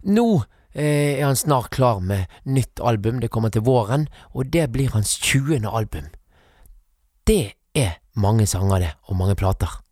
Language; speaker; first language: Norwegian; native; Norwegian